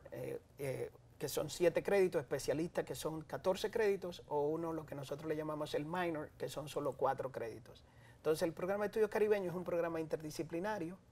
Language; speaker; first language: Spanish; native; Spanish